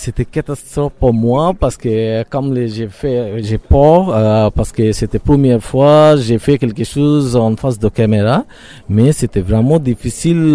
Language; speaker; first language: French; non-native, learner; Bangla